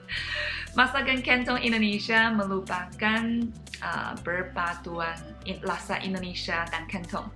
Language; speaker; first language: Indonesian; non-native, fluent; Chinese